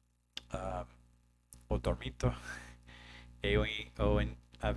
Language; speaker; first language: Italian; non-native, learner; English